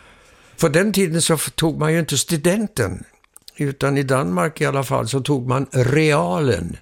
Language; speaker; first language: Swedish; early bilingual, heritage; Swedish